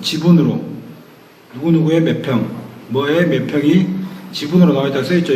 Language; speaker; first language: Korean; native; Korean